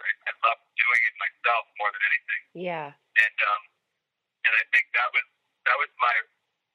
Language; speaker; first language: English; native; English